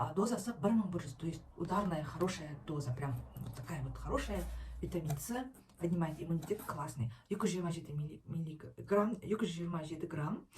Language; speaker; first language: Russian; non-native, local second language; Kazakh